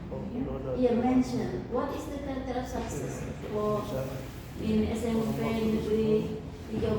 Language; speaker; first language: English; non-native, fluent; Indonesian